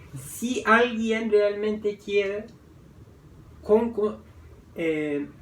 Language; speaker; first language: Spanish; non-native, fluent; Turkish